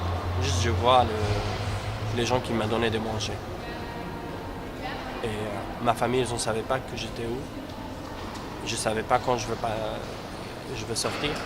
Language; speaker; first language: French; non-native, learner; Kurdish